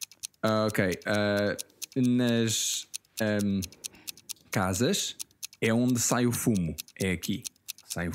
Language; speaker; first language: Portuguese; non-native, fluent; English